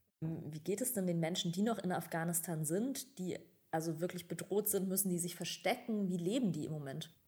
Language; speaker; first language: German; native; German